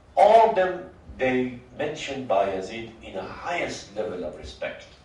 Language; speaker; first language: English; non-native, fluent; Persian